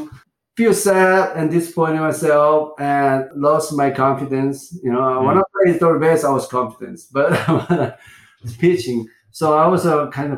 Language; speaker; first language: English; non-native, learner; Korean